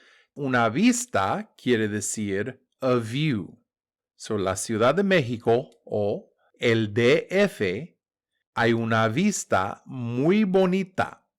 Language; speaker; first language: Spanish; non-native, fluent; English